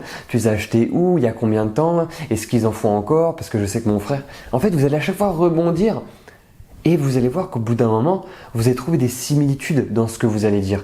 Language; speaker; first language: French; native; French